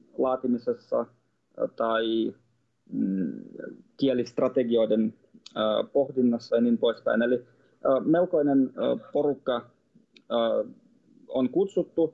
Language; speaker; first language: Finnish; non-native, fluent; Russian